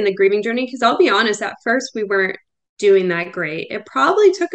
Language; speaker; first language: English; native; English